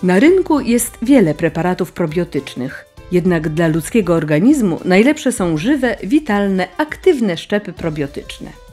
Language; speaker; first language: Polish; native; Polish